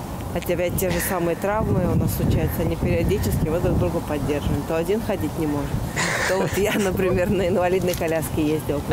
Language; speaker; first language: Russian; native; Russian